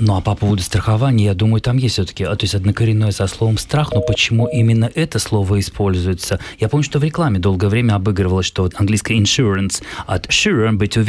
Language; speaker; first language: Russian; native; Russian